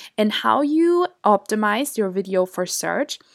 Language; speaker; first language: English; non-native, fluent; German